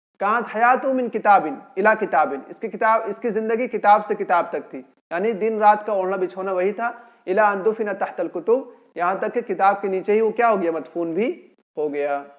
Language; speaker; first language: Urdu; native; Urdu